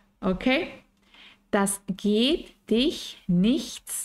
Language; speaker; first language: German; non-native, fluent; Spanish